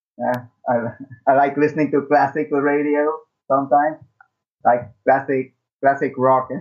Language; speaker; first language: English; non-native, fluent; Dutch